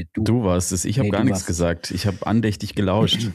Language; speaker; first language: German; native; German